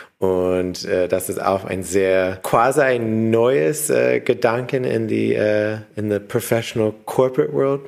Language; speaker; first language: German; non-native, learner; English